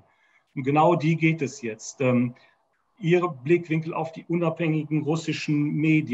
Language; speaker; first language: German; native; German